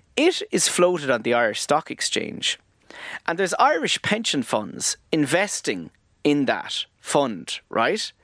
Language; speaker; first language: English; native; English